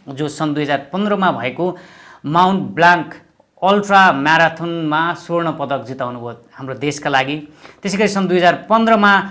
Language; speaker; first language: Nepali; native; Nepali